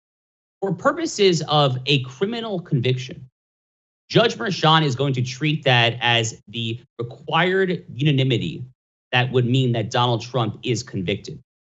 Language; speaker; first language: English; native; English